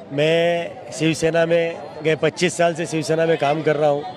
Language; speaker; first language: Hindi; non-native, local second language; Marathi